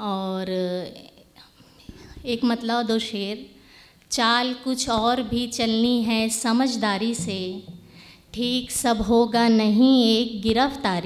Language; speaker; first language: Hindi; native; Hindi